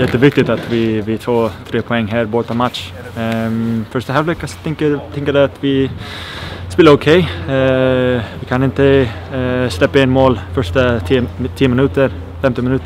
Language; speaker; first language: Swedish; non-native, learner; English